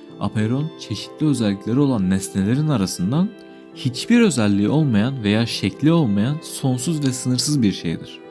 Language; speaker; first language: Turkish; native; Turkish